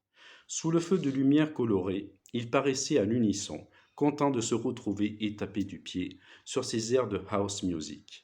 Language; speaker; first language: French; native; French